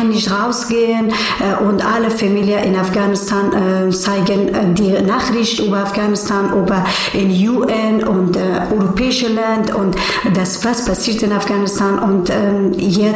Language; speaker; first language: German; non-native, learner; Persian